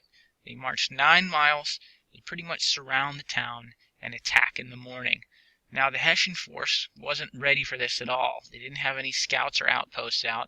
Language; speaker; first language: English; native; English